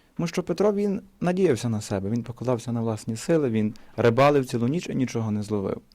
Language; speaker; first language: Ukrainian; native; Ukrainian